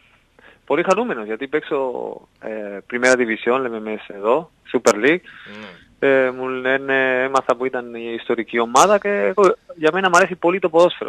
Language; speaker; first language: Greek; non-native, learner; Spanish